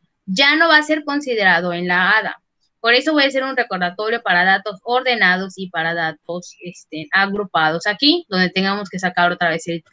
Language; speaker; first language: Spanish; native; Spanish